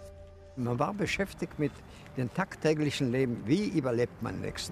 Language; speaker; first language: German; non-native, fluent; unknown